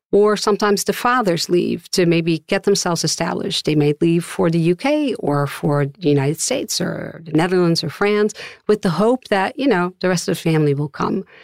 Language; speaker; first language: English; non-native, fluent; Dutch